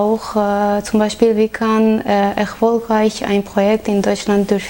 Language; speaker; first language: German; non-native, learner; Armenian